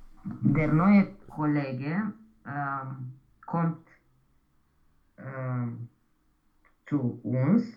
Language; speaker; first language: German; non-native, learner; Romanian